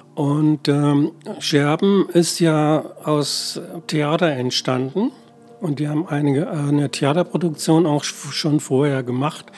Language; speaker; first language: German; native; German